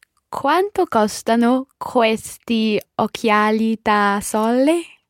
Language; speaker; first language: Italian; non-native, learner; English